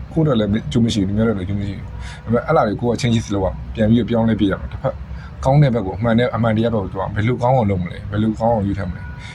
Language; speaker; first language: Burmese; native; Burmese